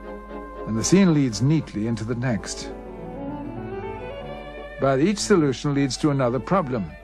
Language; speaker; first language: English; native; English